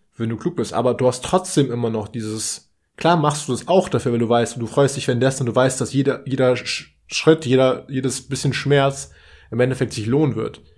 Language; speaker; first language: German; native; German